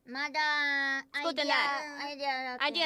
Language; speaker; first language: Japanese; non-native, learner; Indonesian